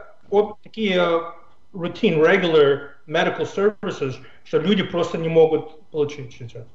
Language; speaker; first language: Russian; non-native, fluent; English